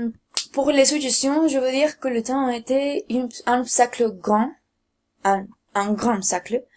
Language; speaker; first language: French; non-native, learner; Spanish